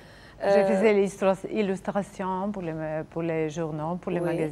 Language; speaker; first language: French; non-native, fluent; Serbian